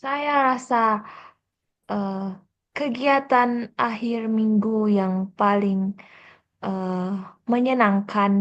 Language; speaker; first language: Indonesian; non-native, learner; Korean